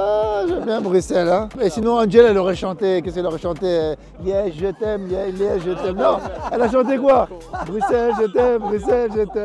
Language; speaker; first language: French; native; French